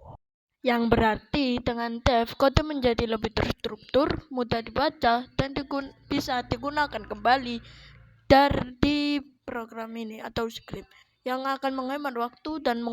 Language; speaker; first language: Indonesian; native; Indonesian